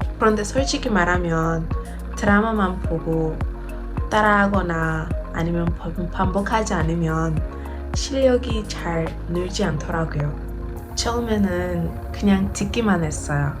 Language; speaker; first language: Korean; non-native, learner; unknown